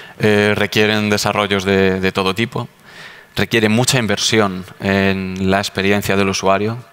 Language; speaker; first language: Spanish; native; Spanish